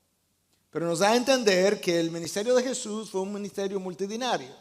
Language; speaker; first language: Spanish; native; Spanish